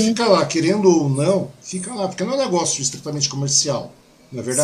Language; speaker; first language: Portuguese; native; Portuguese